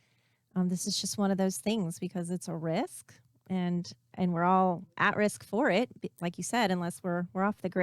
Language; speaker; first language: English; native; English